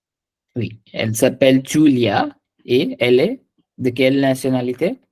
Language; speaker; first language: French; non-native, fluent; Hindi